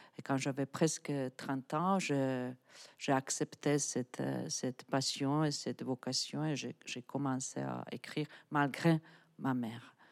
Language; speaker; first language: French; non-native, fluent; Czech